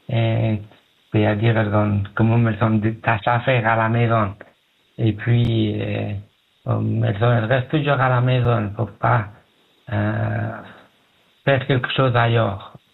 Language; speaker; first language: French; non-native, learner; Pashto